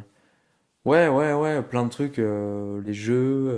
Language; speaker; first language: French; native; French